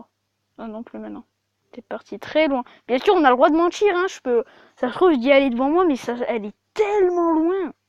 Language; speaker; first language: French; native; French